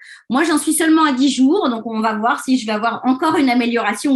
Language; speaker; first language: French; native; French